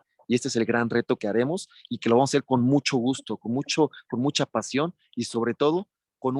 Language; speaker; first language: Spanish; native; Spanish